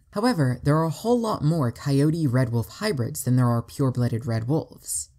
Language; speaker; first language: English; native; English